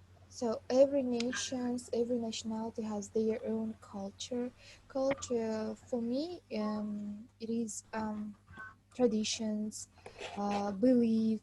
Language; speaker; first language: English; non-native, fluent; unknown